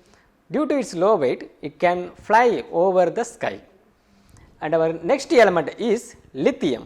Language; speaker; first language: English; non-native, local second language; Tamil